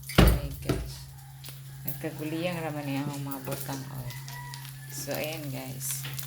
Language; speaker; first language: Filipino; non-native, local second language; Cebuano